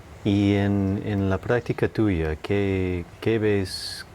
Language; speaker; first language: Spanish; non-native, fluent; English